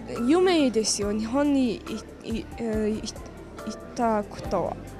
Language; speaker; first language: Japanese; non-native, learner; Mongolian